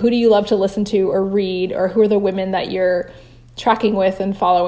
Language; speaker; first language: English; native; English